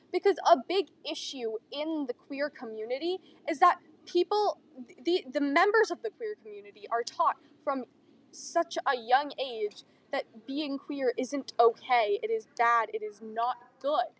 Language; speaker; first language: English; native; English